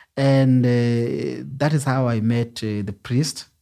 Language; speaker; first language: English; non-native, local second language; Luo (Kenya and Tanzania)